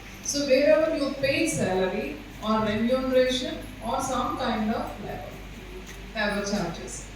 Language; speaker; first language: English; non-native, local second language; Telugu